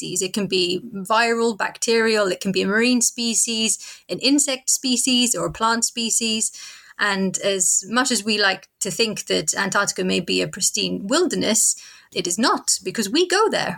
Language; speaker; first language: English; native; English